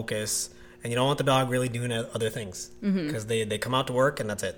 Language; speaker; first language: English; native; English